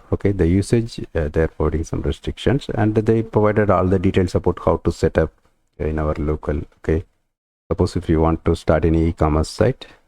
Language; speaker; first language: English; non-native, local second language; Tamil